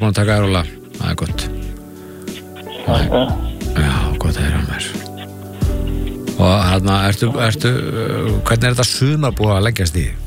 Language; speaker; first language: Icelandic; native; Icelandic